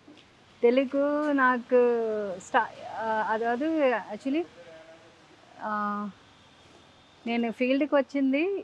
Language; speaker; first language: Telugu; non-native, local second language; Tamil